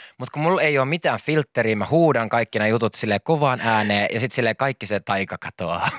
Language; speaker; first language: Finnish; native; Finnish